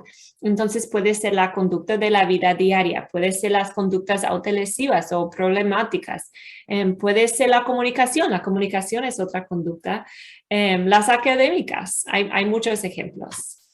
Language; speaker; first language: Spanish; non-native, fluent; English